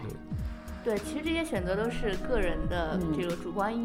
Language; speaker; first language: Chinese; native; Chinese